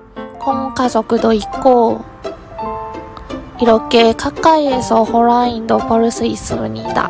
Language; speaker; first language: Korean; non-native, learner; Japanese